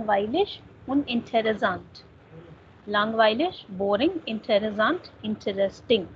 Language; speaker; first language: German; non-native, fluent; Hindi